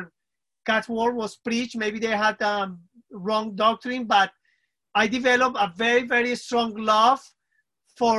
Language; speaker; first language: English; non-native, fluent; Spanish